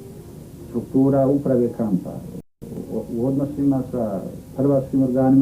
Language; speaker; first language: Bosnian; native; Bosnian